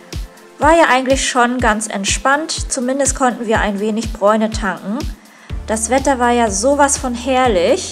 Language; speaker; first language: German; native; German